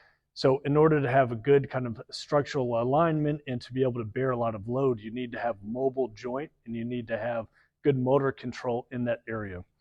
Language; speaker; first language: English; native; English